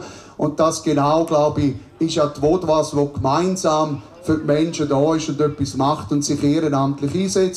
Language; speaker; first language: German; native; German